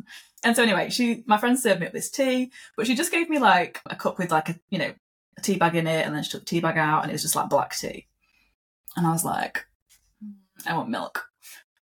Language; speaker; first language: English; native; English